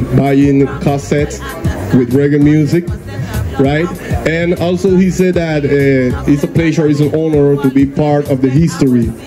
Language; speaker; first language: English; non-native, fluent; Spanish